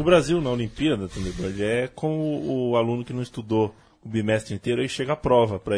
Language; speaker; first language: Portuguese; native; Portuguese